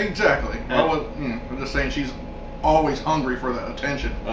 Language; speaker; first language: English; native; English